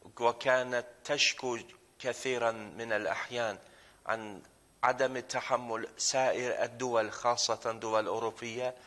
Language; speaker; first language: Arabic; non-native, fluent; Turkish